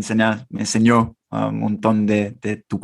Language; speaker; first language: Spanish; non-native, fluent; English